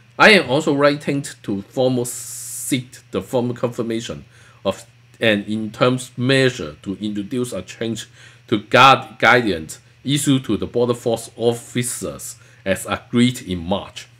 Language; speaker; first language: English; non-native, local second language; Cantonese